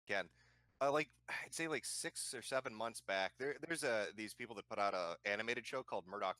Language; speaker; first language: English; native; English